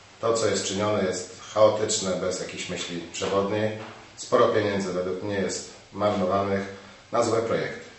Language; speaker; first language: Polish; native; Polish